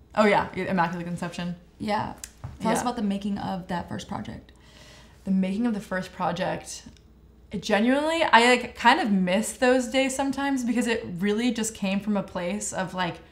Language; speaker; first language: English; native; English